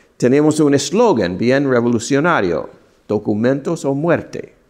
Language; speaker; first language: Spanish; non-native, fluent; English